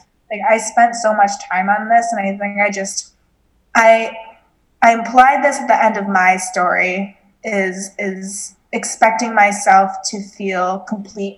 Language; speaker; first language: English; native; English